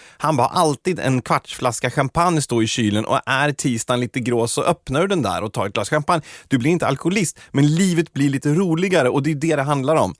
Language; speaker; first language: Swedish; native; Swedish